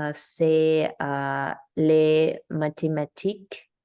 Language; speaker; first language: French; non-native, learner; English